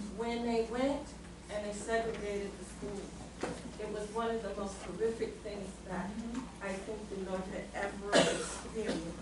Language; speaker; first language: English; native; English